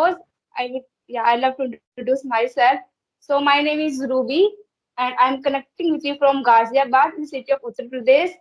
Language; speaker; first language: English; non-native, learner; Hindi